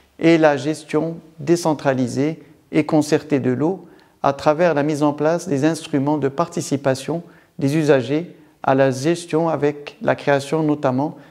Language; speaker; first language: French; non-native, local second language; Arabic